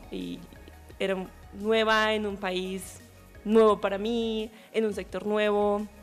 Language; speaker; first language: Spanish; native; Spanish